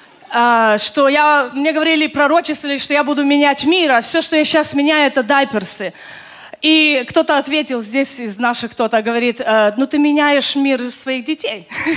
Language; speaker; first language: Russian; early bilingual, other home language; Ukrainian